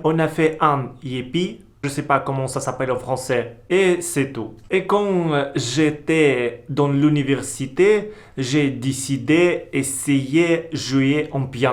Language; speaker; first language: French; non-native, learner; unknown